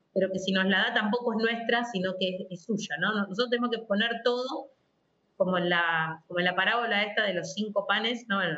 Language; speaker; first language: Spanish; native; Spanish